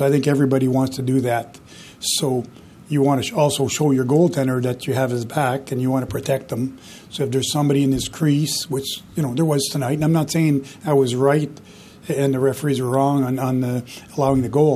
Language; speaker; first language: English; non-native, fluent; French